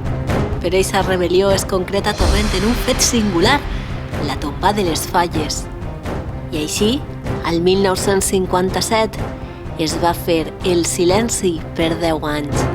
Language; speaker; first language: Catalan; native; Catalan